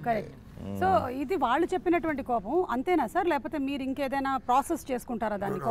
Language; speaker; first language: Telugu; native; Telugu